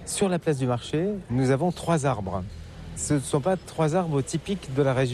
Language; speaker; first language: French; native; French